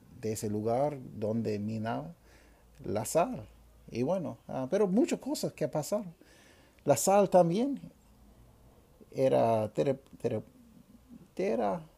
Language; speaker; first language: Spanish; non-native, fluent; English